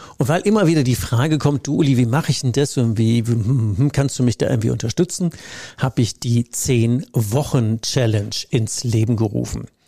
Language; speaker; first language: German; native; German